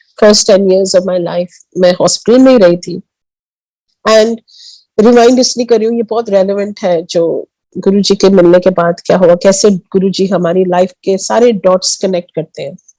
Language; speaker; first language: Hindi; early bilingual, heritage; Hindi